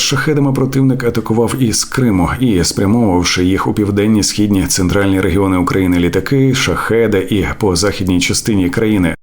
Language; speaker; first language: Ukrainian; native; Ukrainian